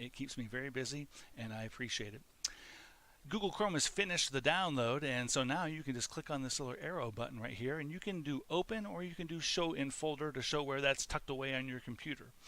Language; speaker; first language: English; native; English